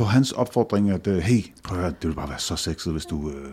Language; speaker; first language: Danish; native; Danish